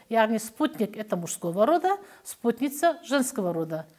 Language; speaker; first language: Russian; non-native, local second language; Kazakh